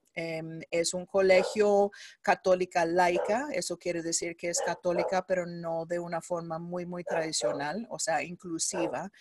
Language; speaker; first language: Spanish; non-native, fluent; English